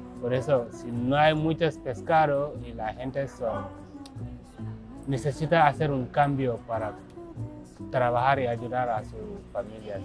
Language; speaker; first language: Spanish; non-native, learner; Wolof